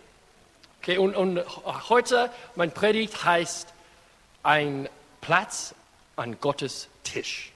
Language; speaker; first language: German; non-native, fluent; English